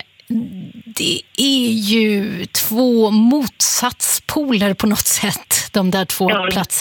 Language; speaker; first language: Swedish; native; Swedish